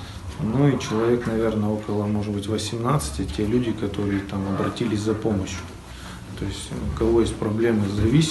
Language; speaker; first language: Russian; native; Russian